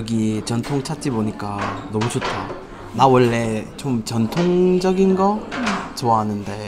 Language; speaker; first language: Korean; non-native, fluent; English